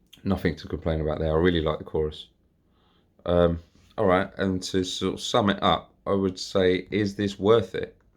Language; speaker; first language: English; native; English